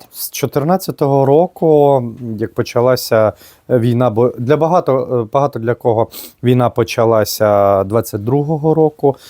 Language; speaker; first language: Ukrainian; non-native, local second language; Russian